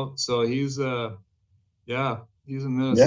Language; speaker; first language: English; native; English